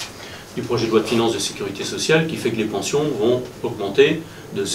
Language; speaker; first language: French; native; French